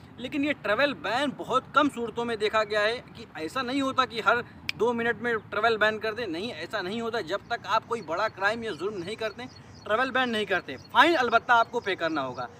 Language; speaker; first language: Hindi; native; Hindi